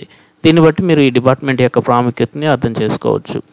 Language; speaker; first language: Telugu; native; Telugu